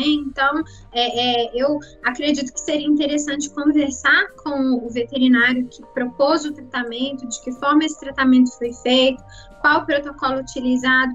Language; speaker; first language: Portuguese; native; Portuguese